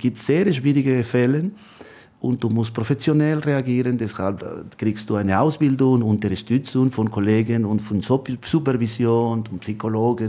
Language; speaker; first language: German; non-native, fluent; Spanish